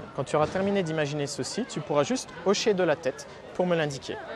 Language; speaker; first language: French; native; French